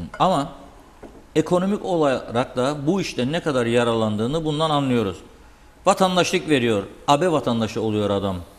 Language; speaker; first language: Turkish; native; Turkish